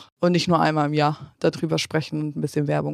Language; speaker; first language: German; native; German